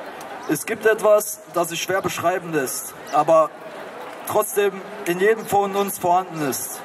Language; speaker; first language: German; native; German